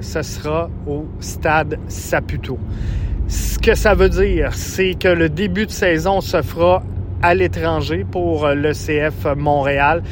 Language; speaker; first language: French; native; French